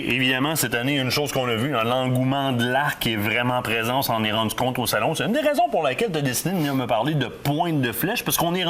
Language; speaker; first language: French; native; French